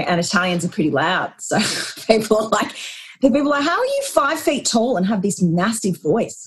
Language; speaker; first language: English; native; English